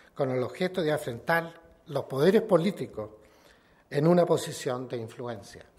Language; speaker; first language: Spanish; native; Spanish